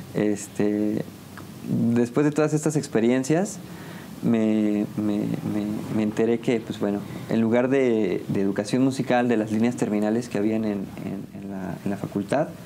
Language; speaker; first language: Spanish; native; Spanish